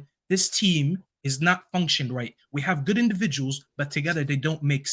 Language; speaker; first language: English; native; English